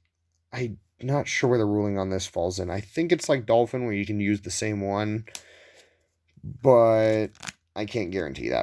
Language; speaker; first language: English; native; English